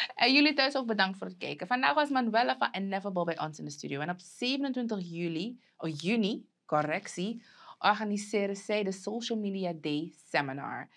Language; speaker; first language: Dutch; native; Dutch